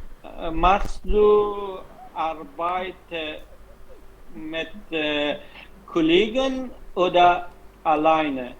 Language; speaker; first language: German; non-native, learner; Persian